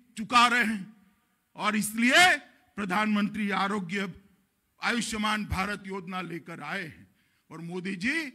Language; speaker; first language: Hindi; non-native, local second language; Gujarati